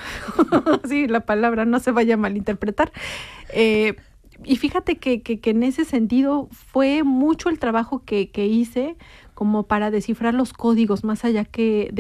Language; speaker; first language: Spanish; native; Spanish